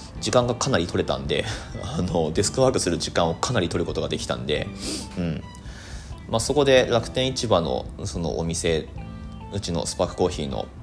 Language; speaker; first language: Japanese; native; Japanese